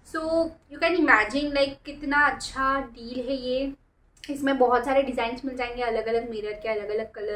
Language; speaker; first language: Hindi; native; Hindi